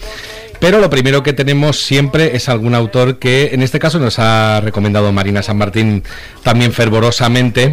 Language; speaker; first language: Spanish; native; Spanish